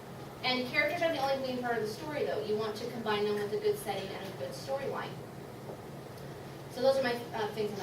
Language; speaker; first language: English; native; English